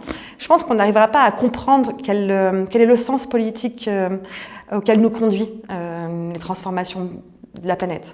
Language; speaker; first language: French; native; French